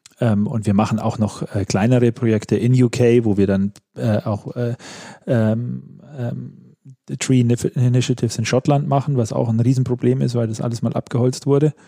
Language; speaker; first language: German; native; German